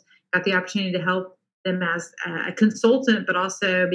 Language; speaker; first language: English; native; English